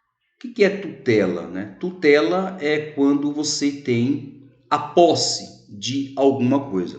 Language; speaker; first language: Portuguese; native; Portuguese